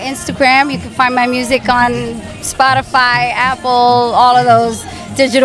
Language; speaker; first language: English; native; English